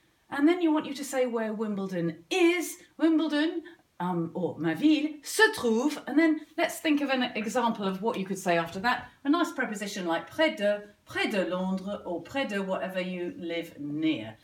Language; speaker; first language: English; native; English